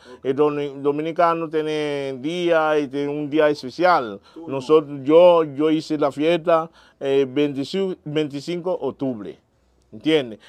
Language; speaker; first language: Spanish; non-native, learner; Haitian Creole